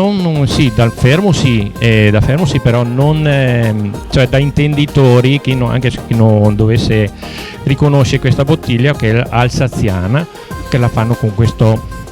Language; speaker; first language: Italian; native; Italian